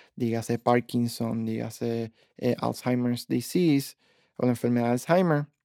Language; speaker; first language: Spanish; native; Spanish